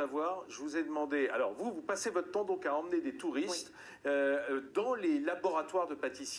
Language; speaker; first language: French; native; French